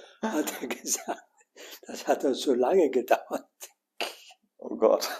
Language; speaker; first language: German; non-native, learner; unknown